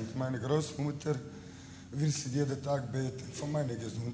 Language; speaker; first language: German; non-native, learner; Croatian